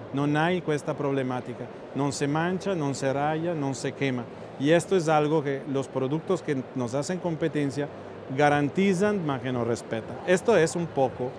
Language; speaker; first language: Spanish; non-native, fluent; Italian